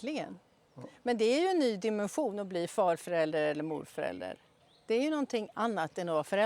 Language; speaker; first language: Swedish; native; Swedish